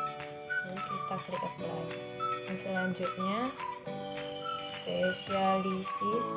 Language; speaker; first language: Indonesian; native; Indonesian